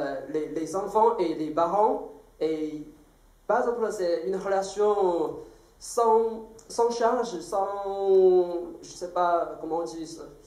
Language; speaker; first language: French; non-native, fluent; Chinese